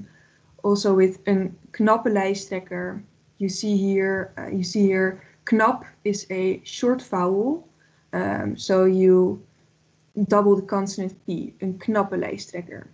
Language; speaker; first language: Dutch; native; Dutch